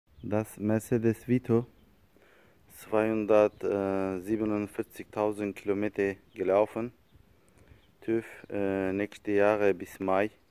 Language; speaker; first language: German; non-native, learner; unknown